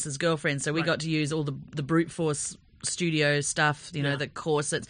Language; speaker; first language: English; native; English